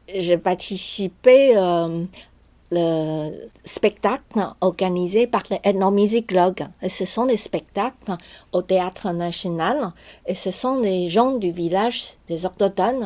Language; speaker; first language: French; non-native, fluent; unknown